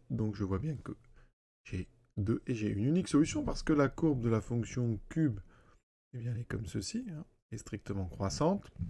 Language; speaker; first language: French; native; French